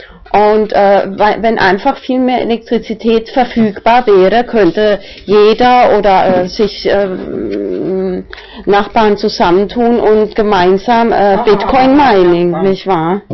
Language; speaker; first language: German; non-native, fluent; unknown